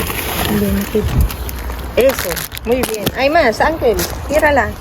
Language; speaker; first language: Spanish; non-native, learner; Filipino